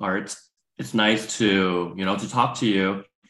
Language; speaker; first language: English; non-native, fluent; Chinese